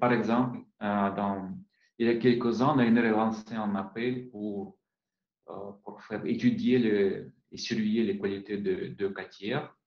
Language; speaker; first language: French; non-native, fluent; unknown